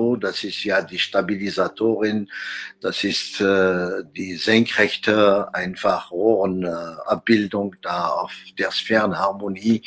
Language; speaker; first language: German; non-native, fluent; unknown